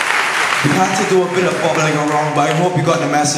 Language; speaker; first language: English; native; English